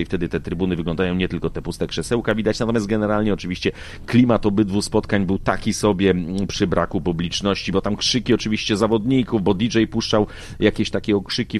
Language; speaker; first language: Polish; native; Polish